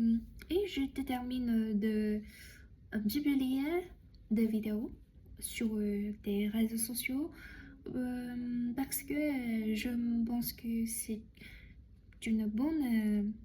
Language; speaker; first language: French; non-native, learner; Chinese